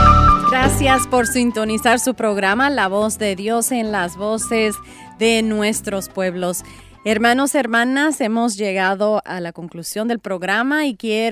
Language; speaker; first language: Spanish; native; Spanish